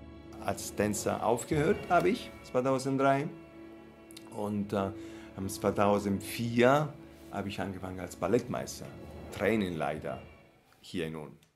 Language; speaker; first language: German; non-native, fluent; Italian